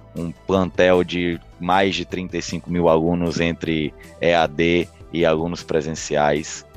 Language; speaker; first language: Portuguese; native; Portuguese